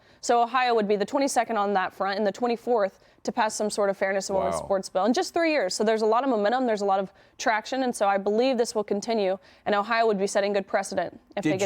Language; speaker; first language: English; native; English